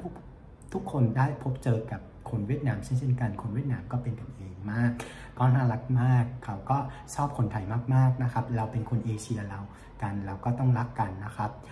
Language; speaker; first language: Thai; non-native, fluent; Vietnamese